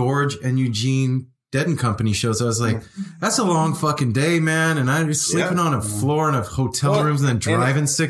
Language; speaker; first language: English; native; English